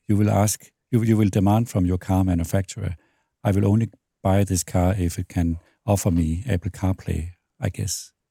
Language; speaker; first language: English; non-native, fluent; Danish